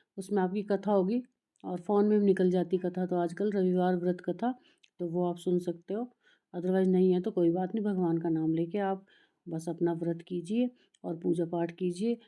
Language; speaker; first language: Hindi; native; Hindi